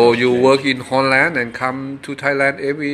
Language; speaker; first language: English; non-native, learner; Thai